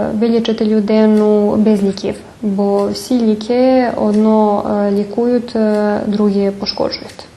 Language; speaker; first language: Ukrainian; early bilingual, heritage; Ukrainian